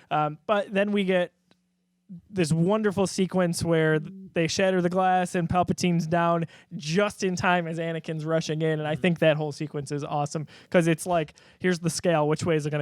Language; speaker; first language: English; native; English